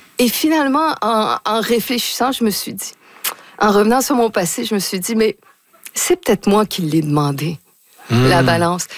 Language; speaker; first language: French; native; French